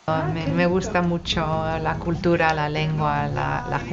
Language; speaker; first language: Spanish; non-native, fluent; English